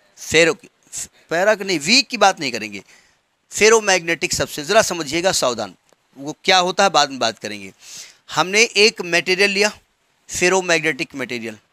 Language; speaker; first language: Hindi; native; Hindi